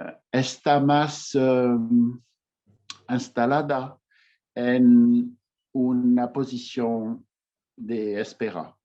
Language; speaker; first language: Spanish; non-native, fluent; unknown